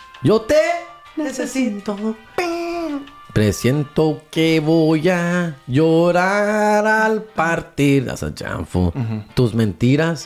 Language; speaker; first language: Spanish; early bilingual, other home language; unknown